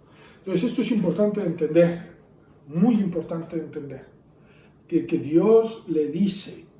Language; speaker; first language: Spanish; native; Spanish